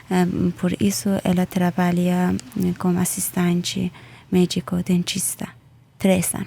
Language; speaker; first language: Portuguese; non-native, learner; Persian